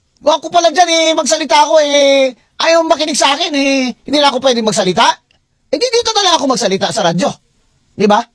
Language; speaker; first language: Filipino; non-native, local second language; Hiligaynon